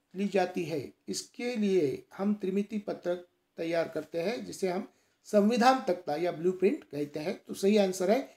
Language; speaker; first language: Hindi; non-native, local second language; Marathi